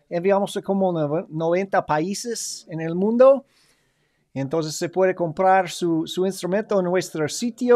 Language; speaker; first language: Spanish; non-native, learner; English